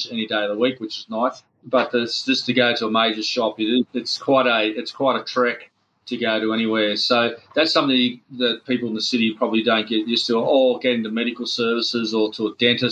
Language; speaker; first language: English; native; English